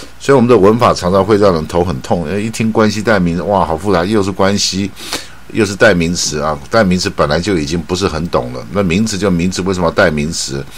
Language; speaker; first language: Chinese; native; Chinese